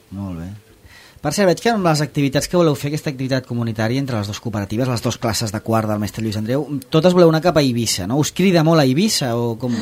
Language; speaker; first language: Catalan; native; Catalan